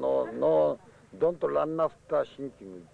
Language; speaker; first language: English; non-native, learner; Japanese